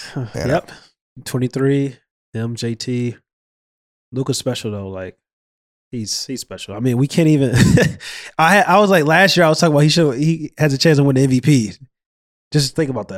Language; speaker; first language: English; native; English